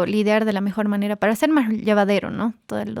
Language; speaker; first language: Spanish; native; Spanish